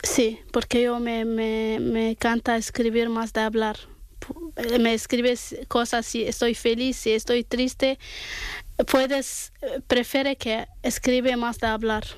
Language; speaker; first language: Spanish; non-native, learner; Arabic